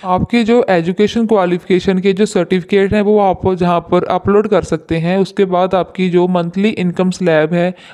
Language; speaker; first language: Hindi; non-native, local second language; Punjabi